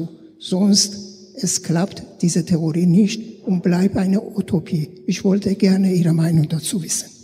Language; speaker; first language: German; non-native, fluent; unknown